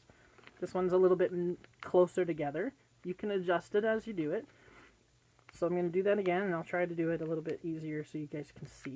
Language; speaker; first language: English; native; English